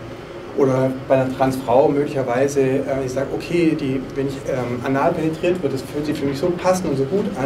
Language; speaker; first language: German; native; German